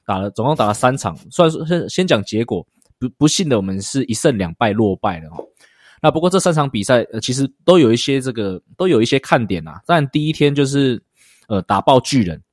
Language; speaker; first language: Chinese; native; Chinese